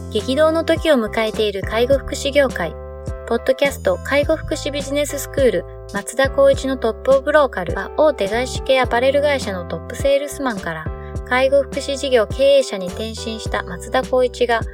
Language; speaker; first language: Japanese; native; Japanese